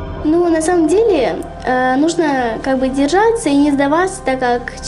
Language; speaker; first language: Russian; native; Russian